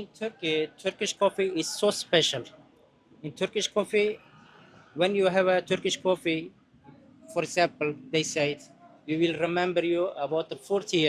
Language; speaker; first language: English; non-native, learner; Turkish